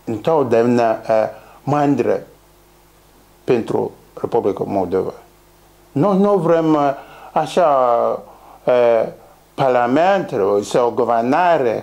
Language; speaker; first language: Romanian; non-native, learner; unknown